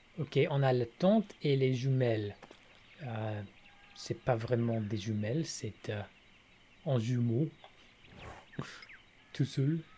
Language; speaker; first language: French; non-native, learner; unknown